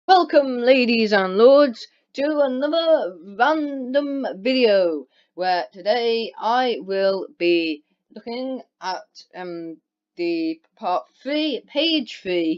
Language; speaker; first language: English; native; English